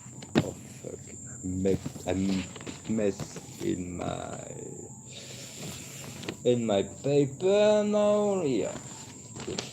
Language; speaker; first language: English; non-native, learner; French